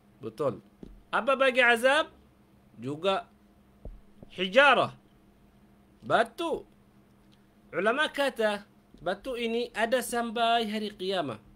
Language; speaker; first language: Malay; non-native, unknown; Arabic